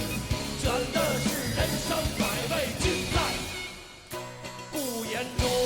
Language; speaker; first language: Chinese; native; Chinese